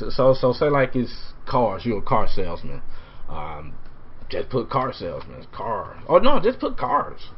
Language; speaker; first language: English; native; English